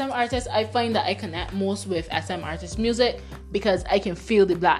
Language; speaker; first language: English; non-native, local second language; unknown